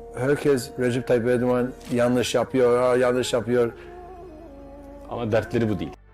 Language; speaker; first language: Turkish; non-native, learner; Bosnian